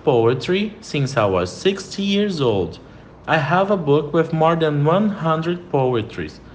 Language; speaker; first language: English; non-native, fluent; Portuguese